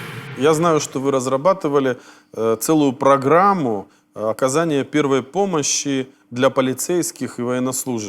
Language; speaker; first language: Russian; native; Russian